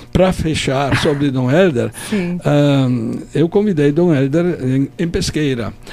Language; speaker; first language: Portuguese; non-native, fluent; Italian